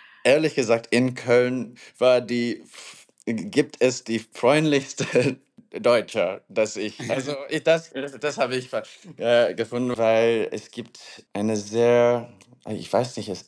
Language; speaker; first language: German; non-native, learner; English